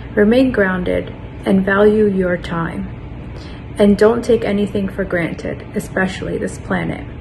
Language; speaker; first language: English; native; English